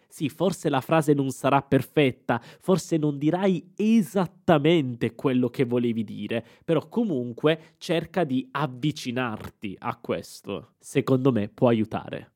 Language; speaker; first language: Italian; native; Italian